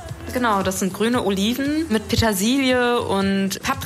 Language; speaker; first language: German; early bilingual, other home language; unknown